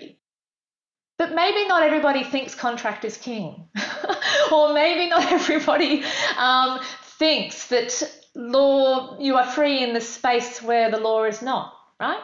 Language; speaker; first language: English; native; English